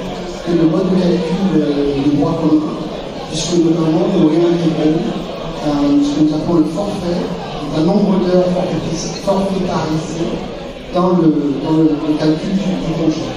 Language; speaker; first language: French; native; French